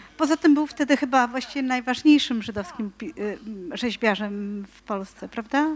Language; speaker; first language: Polish; native; Polish